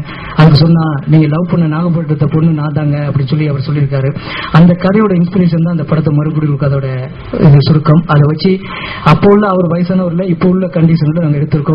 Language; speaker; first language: Tamil; native; Tamil